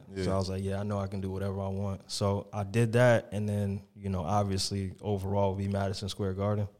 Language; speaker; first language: English; native; English